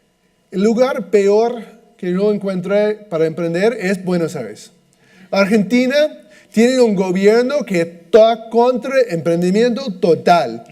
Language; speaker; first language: Spanish; non-native, fluent; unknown